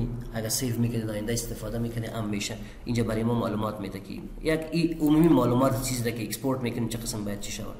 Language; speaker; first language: Persian; non-native, local second language; Pashto